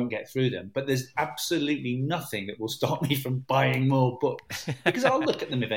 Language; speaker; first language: English; native; English